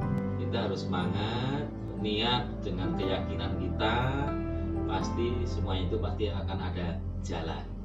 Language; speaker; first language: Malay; non-native, local second language; Javanese